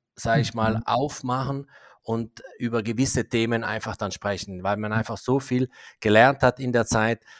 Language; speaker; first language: German; non-native, fluent; English